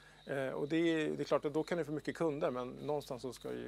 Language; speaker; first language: Swedish; native; Swedish